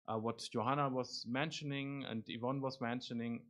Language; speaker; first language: English; non-native, fluent; German